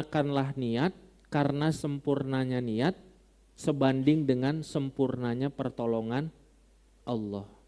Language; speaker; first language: Indonesian; non-native, local second language; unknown